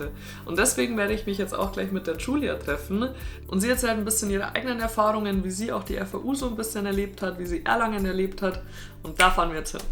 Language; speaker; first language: German; native; German